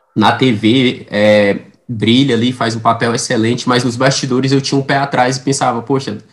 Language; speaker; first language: Portuguese; native; Portuguese